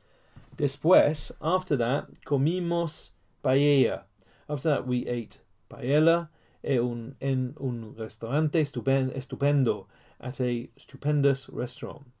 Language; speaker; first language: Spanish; non-native, fluent; English